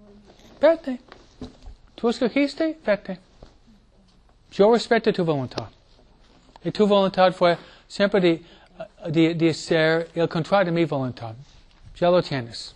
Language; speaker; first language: Spanish; non-native, fluent; English